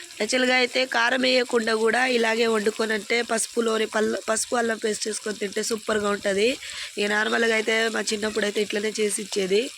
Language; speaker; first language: Telugu; native; Telugu